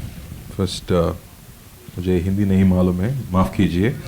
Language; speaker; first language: Hindi; non-native, learner; Tamil